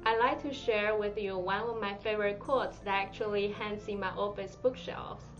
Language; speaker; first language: English; non-native, fluent; Chinese